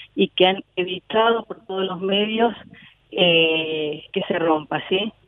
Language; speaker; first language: Spanish; native; Spanish